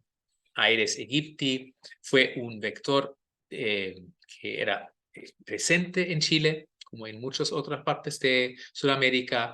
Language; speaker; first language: Spanish; non-native, fluent; German